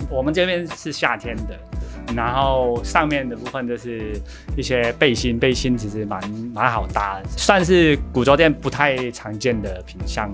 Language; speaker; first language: Chinese; non-native, local second language; Cantonese